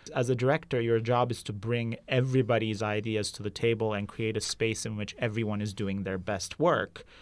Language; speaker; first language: English; non-native, fluent; Turkish